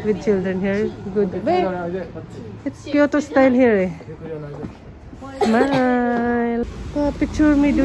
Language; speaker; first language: English; non-native, learner; Filipino